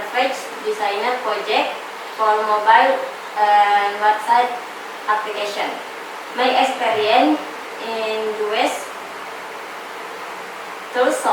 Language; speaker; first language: English; non-native, learner; Indonesian